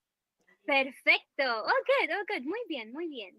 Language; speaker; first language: Spanish; non-native, fluent; English